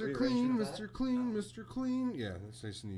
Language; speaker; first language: English; native; English